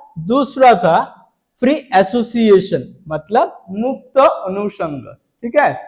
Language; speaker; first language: Hindi; non-native, local second language; Bangla